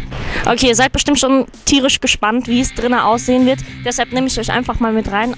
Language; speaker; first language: German; native; German